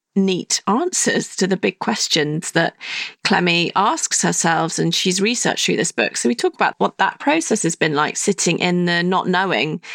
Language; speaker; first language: English; native; English